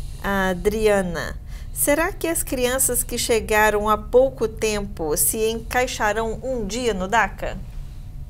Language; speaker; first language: Portuguese; native; Portuguese